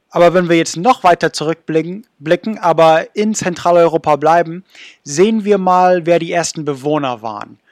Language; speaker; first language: German; non-native, fluent; English